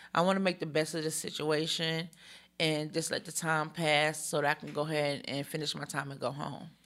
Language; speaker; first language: English; early bilingual, other home language; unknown